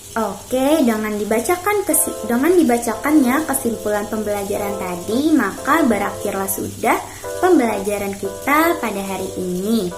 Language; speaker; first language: Indonesian; non-native, local second language; Banjar